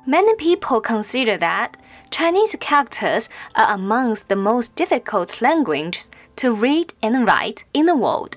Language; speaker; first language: English; non-native, fluent; Chinese